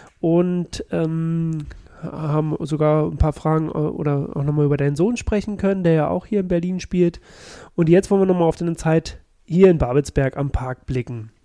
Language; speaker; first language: German; native; German